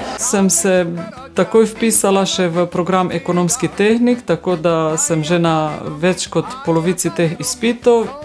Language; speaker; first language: Slovenian; non-native, local second language; Romany